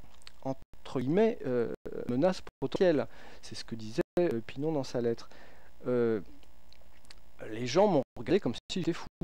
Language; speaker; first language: French; native; French